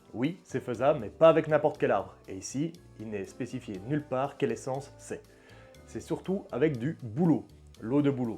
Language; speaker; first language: French; native; French